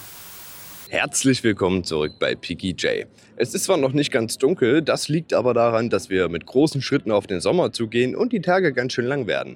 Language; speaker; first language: German; native; German